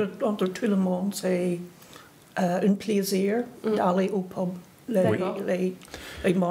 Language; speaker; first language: French; non-native, learner; English